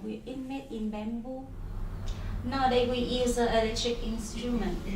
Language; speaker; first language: English; non-native, learner; Vietnamese